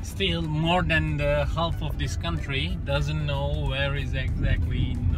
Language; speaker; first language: English; non-native, fluent; Turkish